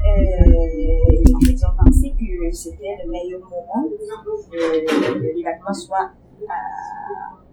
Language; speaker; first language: French; non-native, learner; Japanese